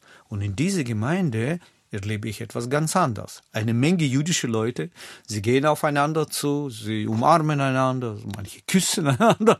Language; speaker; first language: German; non-native, fluent; Russian